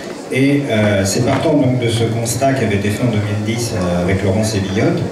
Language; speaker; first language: French; native; French